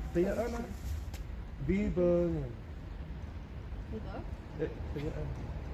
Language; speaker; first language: Czech; non-native, learner; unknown